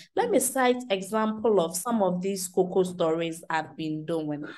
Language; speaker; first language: English; non-native, local second language; Akan